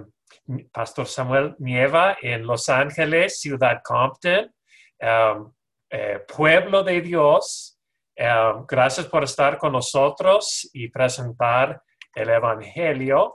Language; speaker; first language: Spanish; non-native, learner; English